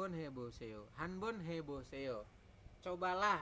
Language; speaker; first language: Korean; non-native, fluent; Indonesian